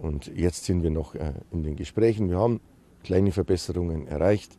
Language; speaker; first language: German; native; German